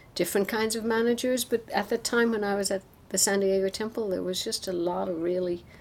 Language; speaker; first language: English; native; English